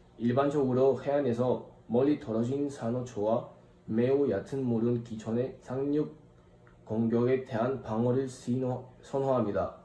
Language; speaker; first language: Korean; non-native, fluent; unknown